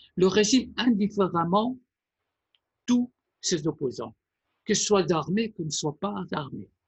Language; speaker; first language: French; non-native, fluent; Persian